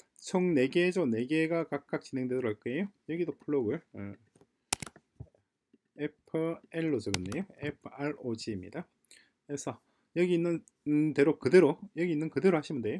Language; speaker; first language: Korean; native; Korean